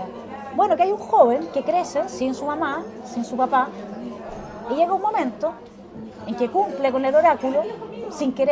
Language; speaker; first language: Spanish; native; Spanish